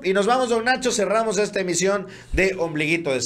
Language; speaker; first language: Spanish; native; Spanish